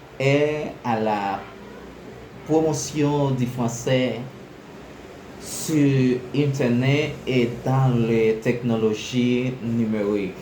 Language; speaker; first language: French; non-native, learner; Spanish